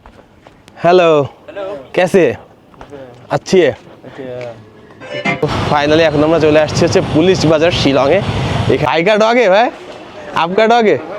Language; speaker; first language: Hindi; non-native, learner; Bangla